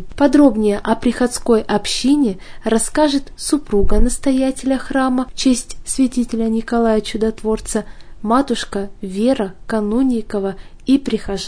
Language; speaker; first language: Russian; native; Russian